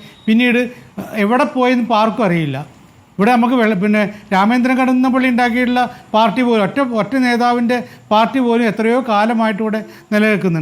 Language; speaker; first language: Malayalam; native; Malayalam